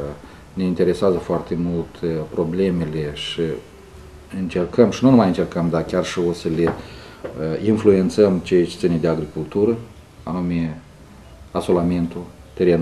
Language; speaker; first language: Romanian; native; Romanian